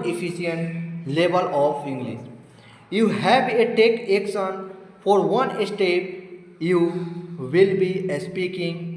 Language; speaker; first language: English; non-native, learner; Hindi